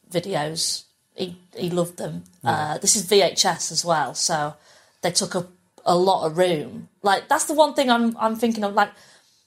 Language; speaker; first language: English; native; English